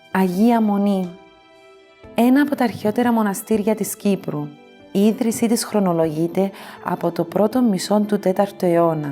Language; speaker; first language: Greek; native; Greek